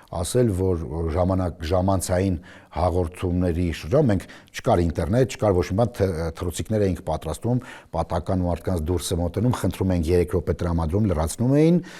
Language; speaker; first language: Armenian; native; Armenian